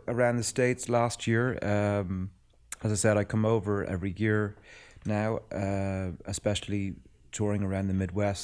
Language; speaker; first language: English; native; English